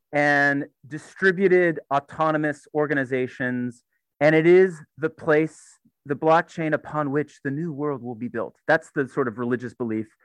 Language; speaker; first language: English; native; English